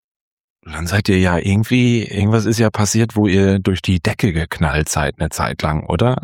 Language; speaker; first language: German; native; German